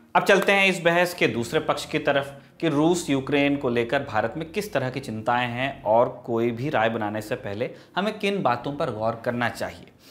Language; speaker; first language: Hindi; native; Hindi